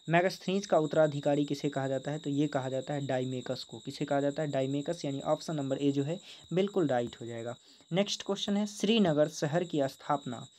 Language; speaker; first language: Hindi; native; Hindi